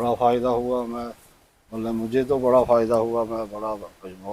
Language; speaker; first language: Hindi; non-native, local second language; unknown